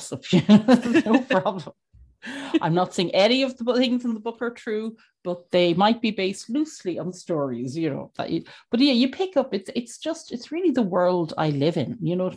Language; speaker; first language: English; native; English